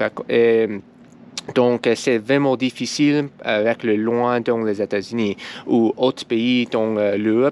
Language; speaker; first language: French; non-native, learner; English